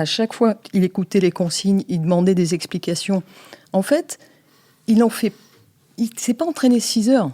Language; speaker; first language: French; native; French